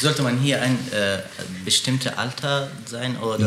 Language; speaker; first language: German; non-native, learner; Persian